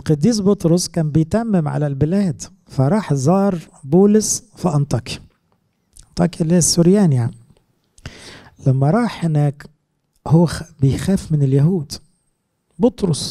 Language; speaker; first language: Arabic; native; Arabic